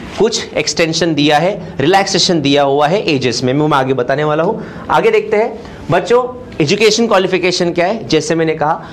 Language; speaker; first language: Hindi; non-native, local second language; Marathi